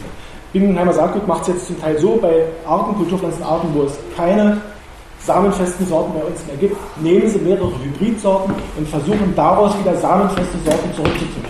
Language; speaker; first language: German; native; German